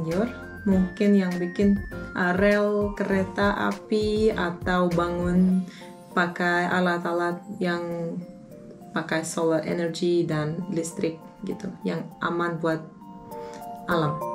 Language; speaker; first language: Indonesian; non-native, fluent; Russian